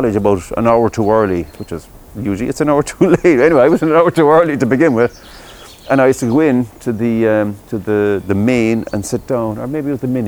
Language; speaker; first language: English; native; English